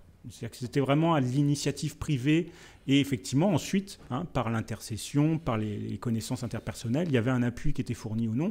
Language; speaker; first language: French; native; French